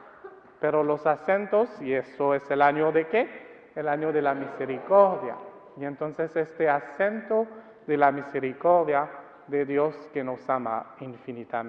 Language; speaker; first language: Spanish; non-native, fluent; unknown